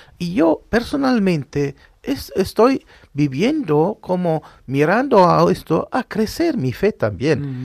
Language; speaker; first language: Spanish; non-native, fluent; Arabic